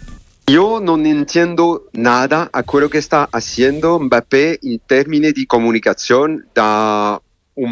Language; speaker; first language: Spanish; non-native, learner; French